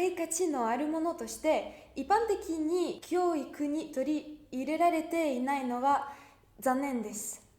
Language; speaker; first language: Japanese; non-native, learner; Russian